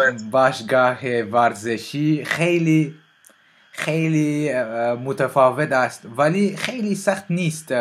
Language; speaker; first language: Persian; non-native, learner; French